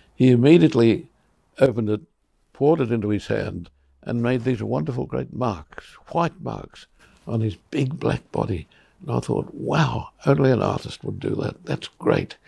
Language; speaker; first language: English; native; English